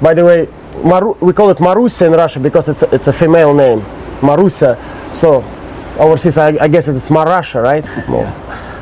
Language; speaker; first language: English; non-native, fluent; Russian